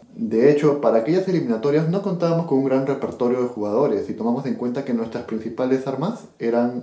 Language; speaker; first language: Spanish; native; Spanish